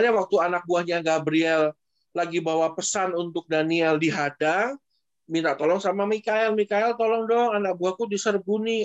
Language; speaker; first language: Indonesian; native; Indonesian